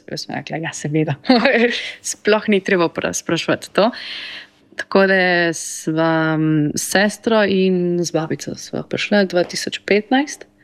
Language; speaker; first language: Slovenian; early bilingual, heritage; Slovenian